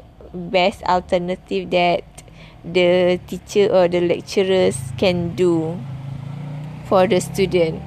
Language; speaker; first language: English; non-native, learner; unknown